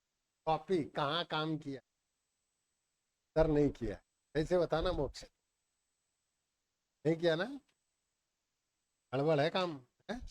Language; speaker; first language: Hindi; native; Hindi